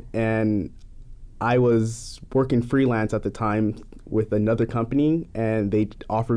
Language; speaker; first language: English; non-native, fluent; Japanese